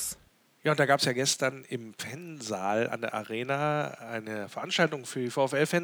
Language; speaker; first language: German; native; German